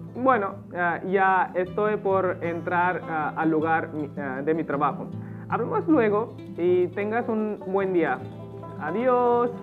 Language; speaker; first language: Spanish; non-native, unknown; Hindi